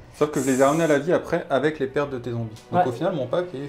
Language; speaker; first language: French; native; French